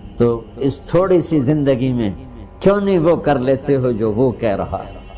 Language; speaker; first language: Urdu; non-native, local second language; Punjabi